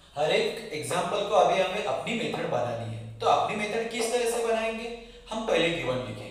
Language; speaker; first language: Hindi; non-native, local second language; Marathi